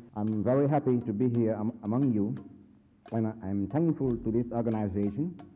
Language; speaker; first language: English; non-native, fluent; Papiamento